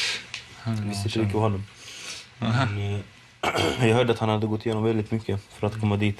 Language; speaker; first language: Swedish; non-native, local second language; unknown